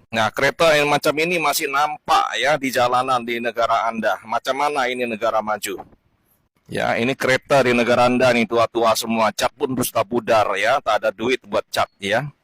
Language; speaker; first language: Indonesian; native; Indonesian